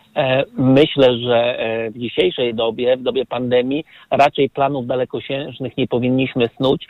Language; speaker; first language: Polish; native; Polish